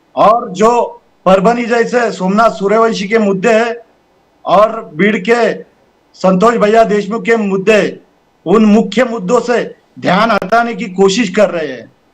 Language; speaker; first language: Hindi; non-native, local second language; Marathi